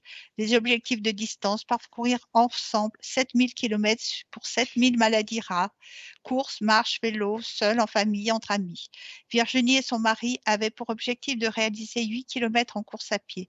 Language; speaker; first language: French; native; French